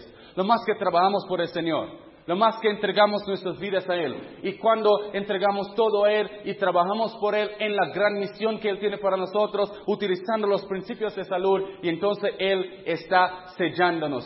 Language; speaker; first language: Spanish; non-native, fluent; English